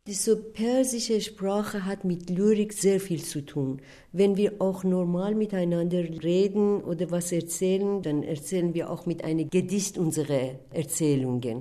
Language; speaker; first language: German; non-native, fluent; Persian